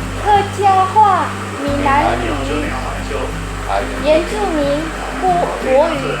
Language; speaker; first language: Chinese; non-native, learner; Indonesian